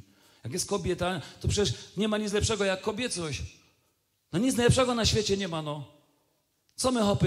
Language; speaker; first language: Polish; native; Polish